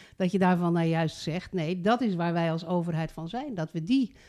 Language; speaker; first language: Dutch; native; Dutch